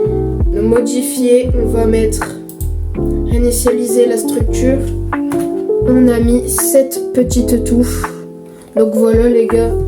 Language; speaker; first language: French; native; French